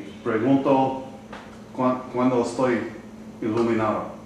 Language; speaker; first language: Spanish; non-native, learner; English